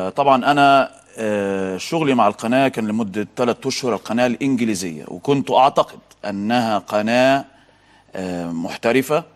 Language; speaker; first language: Arabic; native; Arabic